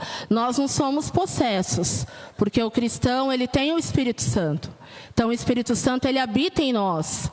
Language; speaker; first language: Portuguese; native; Portuguese